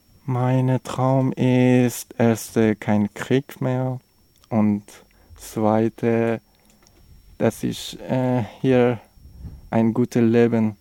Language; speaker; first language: German; non-native, learner; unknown